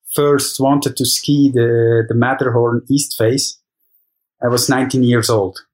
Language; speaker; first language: English; non-native, fluent; German